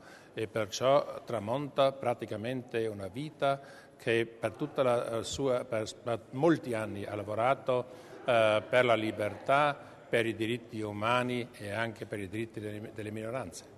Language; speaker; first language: Italian; non-native, local second language; German